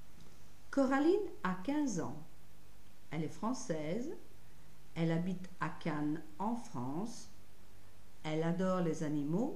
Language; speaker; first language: French; non-native, fluent; Italian